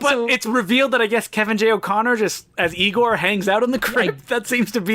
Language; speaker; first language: English; native; English